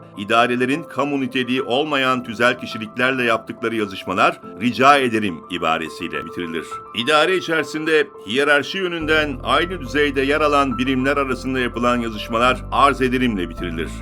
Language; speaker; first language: Turkish; native; Turkish